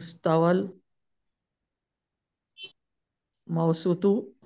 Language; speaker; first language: Arabic; non-native, learner; Urdu